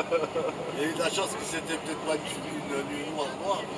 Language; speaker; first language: French; native; French